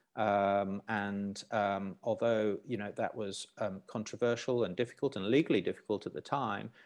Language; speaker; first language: English; native; English